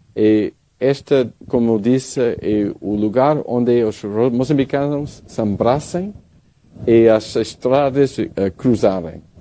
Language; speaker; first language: Portuguese; non-native, learner; English